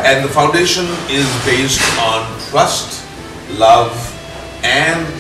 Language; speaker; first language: English; non-native, local second language; Punjabi